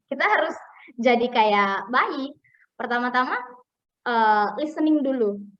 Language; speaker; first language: Indonesian; non-native, local second language; Buginese